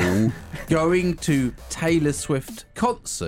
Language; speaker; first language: English; native; English